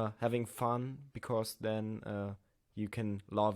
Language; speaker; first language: English; non-native, learner; German